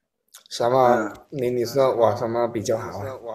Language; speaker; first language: Chinese; non-native, learner; Vietnamese